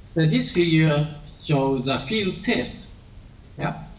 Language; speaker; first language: English; non-native, learner; Japanese